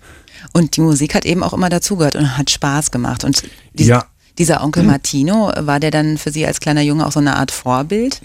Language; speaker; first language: German; native; German